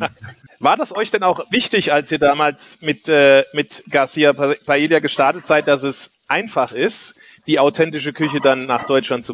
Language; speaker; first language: German; native; German